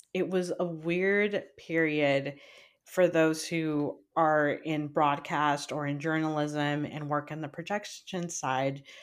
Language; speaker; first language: English; early bilingual, other home language; Spanish